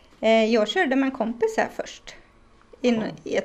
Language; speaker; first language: Swedish; native; Swedish